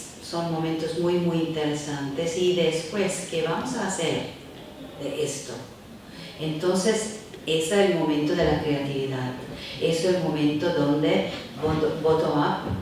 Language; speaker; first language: Spanish; non-native, fluent; Italian